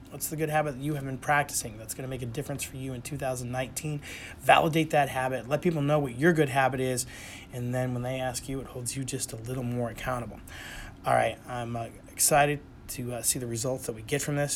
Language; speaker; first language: English; native; English